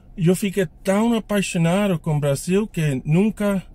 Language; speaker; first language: Portuguese; non-native, learner; English